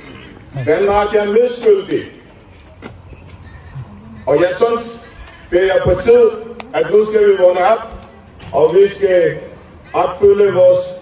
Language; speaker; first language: Danish; non-native, fluent; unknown